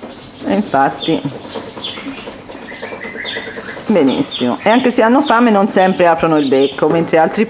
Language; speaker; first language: Italian; native; Italian